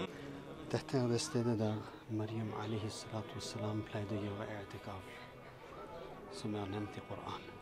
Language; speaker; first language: Norwegian; early bilingual, other home language; Urdu